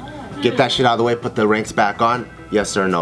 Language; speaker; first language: English; native; English